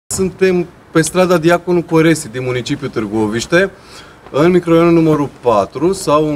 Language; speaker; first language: Romanian; native; Romanian